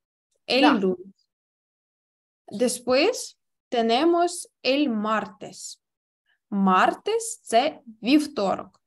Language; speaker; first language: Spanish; non-native, fluent; Ukrainian